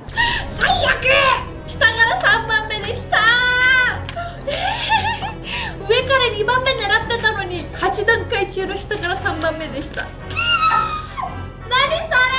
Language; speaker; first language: Japanese; native; Japanese